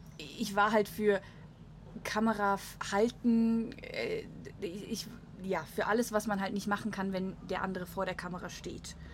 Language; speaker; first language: German; native; German